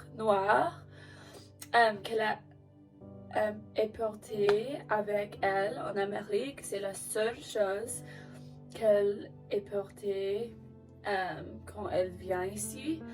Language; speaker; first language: French; non-native, learner; English